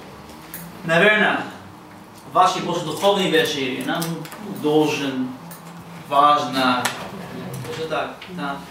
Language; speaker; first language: Russian; non-native, learner; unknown